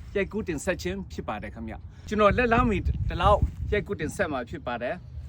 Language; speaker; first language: Burmese; non-native, local second language; Shan